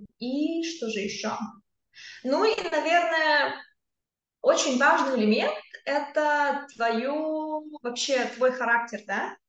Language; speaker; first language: Russian; native; Russian